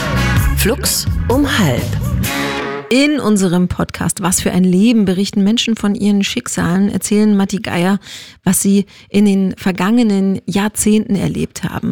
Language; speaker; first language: German; native; German